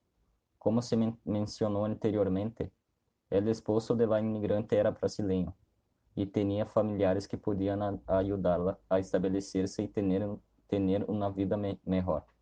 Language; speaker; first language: Spanish; non-native, learner; Portuguese